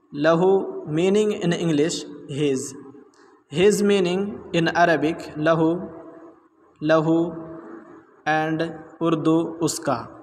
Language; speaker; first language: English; non-native, learner; Urdu